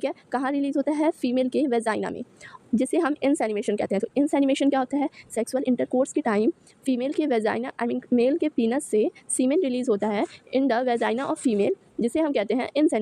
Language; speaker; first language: Hindi; native; Hindi